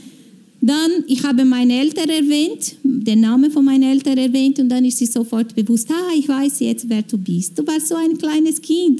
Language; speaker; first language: German; non-native, fluent; Portuguese